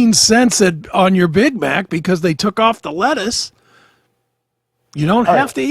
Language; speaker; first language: English; native; English